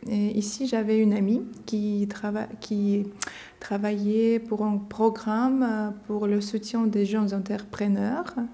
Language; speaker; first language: French; non-native, fluent; Russian